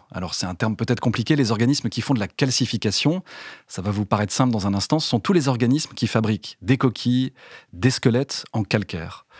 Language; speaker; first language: French; native; French